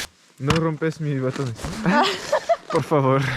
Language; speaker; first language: Spanish; non-native, learner; French